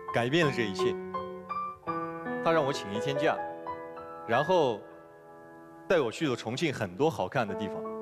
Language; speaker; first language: Chinese; non-native, fluent; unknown